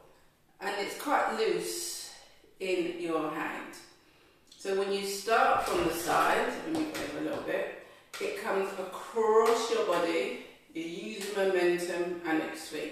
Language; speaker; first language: English; native; English